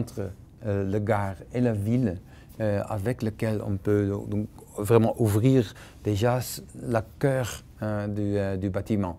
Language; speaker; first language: French; non-native, fluent; Dutch